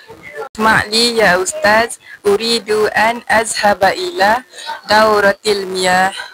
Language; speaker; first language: Arabic; non-native, learner; Malay